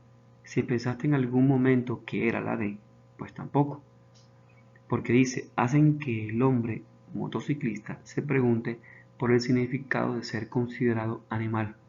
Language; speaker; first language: Spanish; native; Spanish